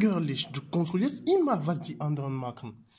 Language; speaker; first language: German; non-native, learner; French